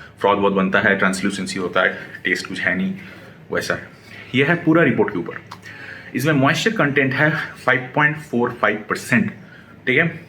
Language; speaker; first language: Hindi; non-native, local second language; Bangla